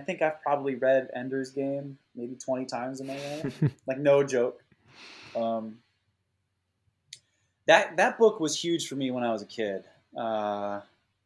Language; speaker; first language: English; native; English